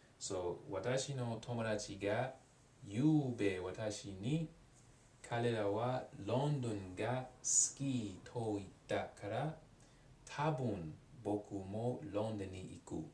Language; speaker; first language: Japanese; non-native, learner; English